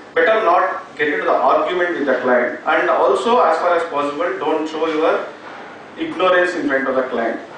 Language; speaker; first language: English; non-native, local second language; Kannada